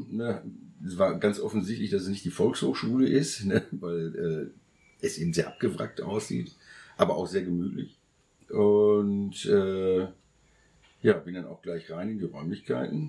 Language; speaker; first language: German; native; German